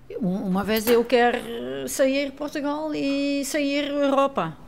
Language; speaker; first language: Portuguese; non-native, learner; Dutch